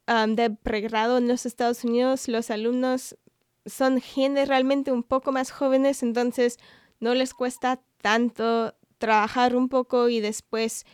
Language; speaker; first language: Spanish; non-native, fluent; English